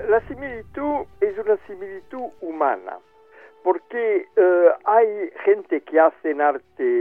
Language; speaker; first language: Spanish; non-native, fluent; French